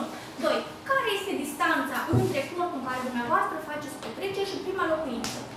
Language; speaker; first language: Romanian; native; Romanian